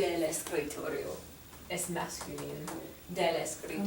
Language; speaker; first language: Spanish; non-native, fluent; English